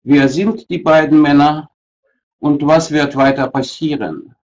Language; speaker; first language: German; non-native, fluent; Russian